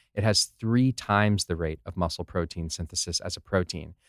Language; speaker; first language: English; native; English